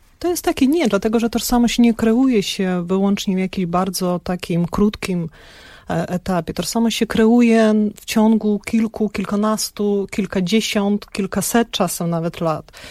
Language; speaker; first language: Polish; non-native, fluent; Ukrainian